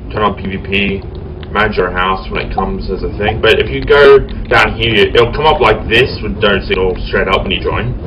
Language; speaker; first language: English; native; English